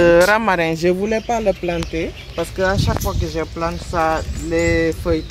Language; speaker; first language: French; non-native, learner; English